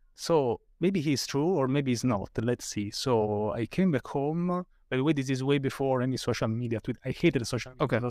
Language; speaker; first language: English; non-native, fluent; Italian